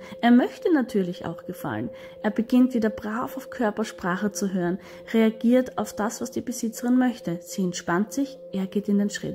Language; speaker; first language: German; native; German